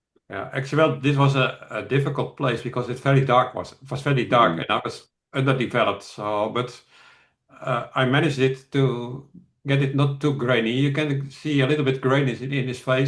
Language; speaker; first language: English; non-native, fluent; Dutch